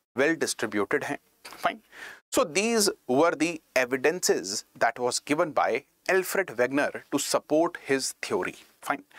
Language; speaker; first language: Hindi; native; Hindi